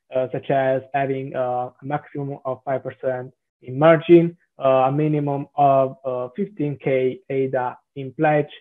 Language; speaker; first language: English; non-native, fluent; Italian